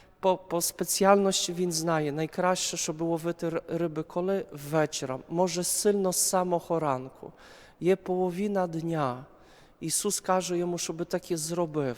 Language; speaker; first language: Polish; non-native, learner; Ukrainian